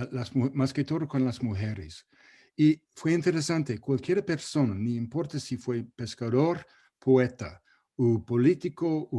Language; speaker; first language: Spanish; non-native, fluent; English